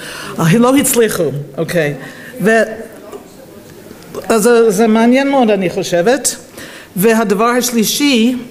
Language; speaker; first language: Hebrew; non-native, fluent; English